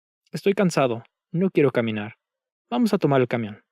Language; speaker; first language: Spanish; native; Spanish